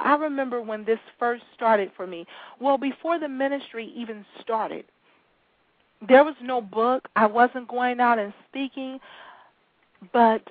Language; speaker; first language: English; native; English